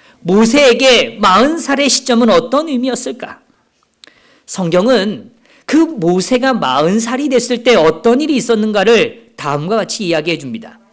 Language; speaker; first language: Korean; native; Korean